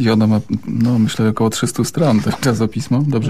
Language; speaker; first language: Polish; native; Polish